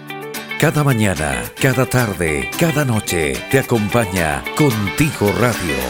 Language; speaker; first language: Spanish; native; Spanish